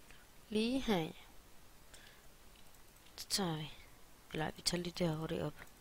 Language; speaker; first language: Danish; native; Danish